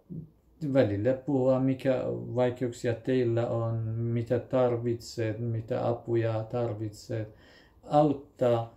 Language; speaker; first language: Finnish; non-native, fluent; Kurdish